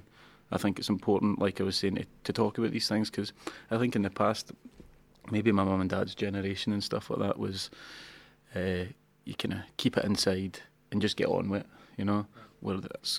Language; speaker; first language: English; native; English